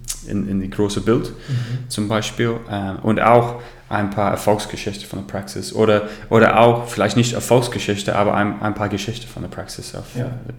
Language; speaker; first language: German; non-native, learner; English